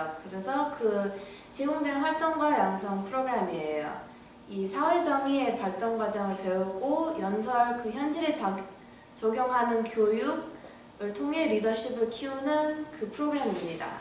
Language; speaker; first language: Korean; early bilingual, heritage; English